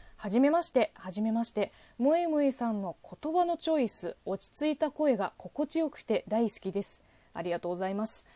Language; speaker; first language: Japanese; non-native, fluent; Chinese